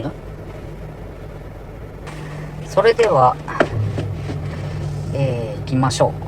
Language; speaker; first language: Japanese; native; Japanese